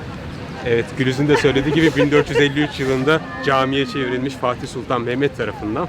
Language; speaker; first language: Turkish; native; Turkish